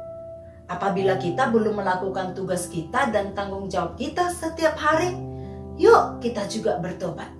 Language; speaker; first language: Indonesian; native; Indonesian